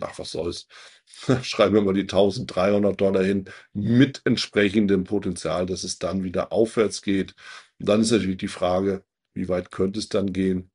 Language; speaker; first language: German; native; German